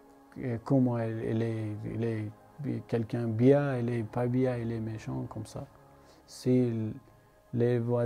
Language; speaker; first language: French; non-native, learner; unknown